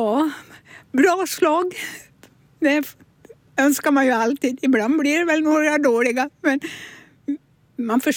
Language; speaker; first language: Swedish; native; Swedish